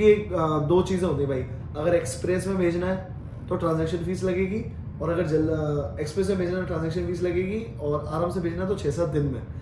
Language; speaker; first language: Hindi; native; Hindi